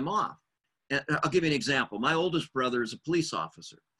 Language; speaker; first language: English; native; English